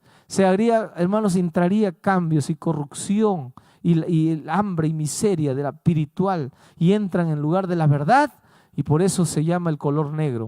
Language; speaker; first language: Spanish; native; Spanish